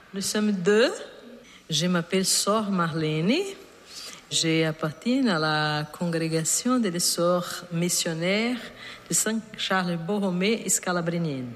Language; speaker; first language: French; non-native, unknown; Portuguese